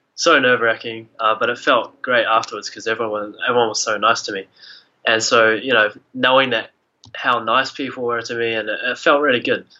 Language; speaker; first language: English; native; English